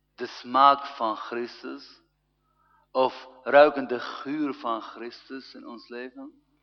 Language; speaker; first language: Dutch; non-native, fluent; Arabic